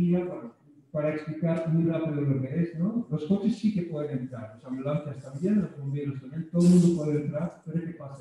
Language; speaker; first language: Spanish; non-native, fluent; Dutch